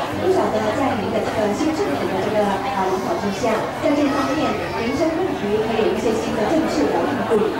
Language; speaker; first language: Chinese; native; Chinese